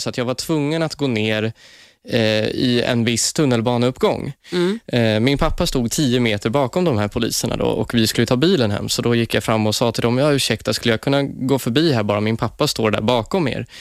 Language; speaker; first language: Swedish; native; Swedish